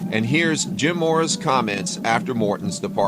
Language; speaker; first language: English; native; English